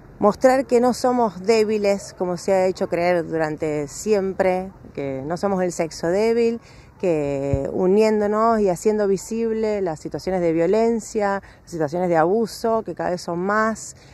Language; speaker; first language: Spanish; native; Spanish